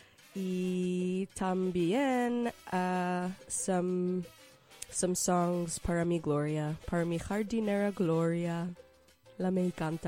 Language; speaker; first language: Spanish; non-native, learner; English